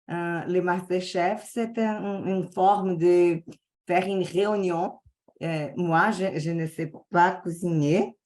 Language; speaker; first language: French; non-native, learner; Portuguese